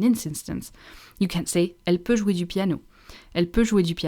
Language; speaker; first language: French; non-native, fluent; English